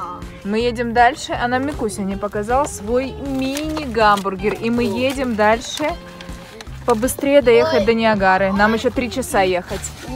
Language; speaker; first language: Russian; native; Russian